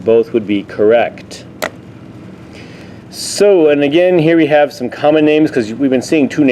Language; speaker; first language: English; native; English